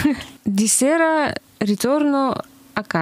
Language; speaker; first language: Italian; non-native, learner; Russian